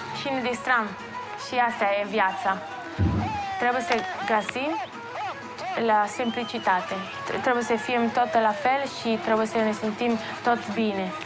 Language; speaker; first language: Romanian; non-native, fluent; Italian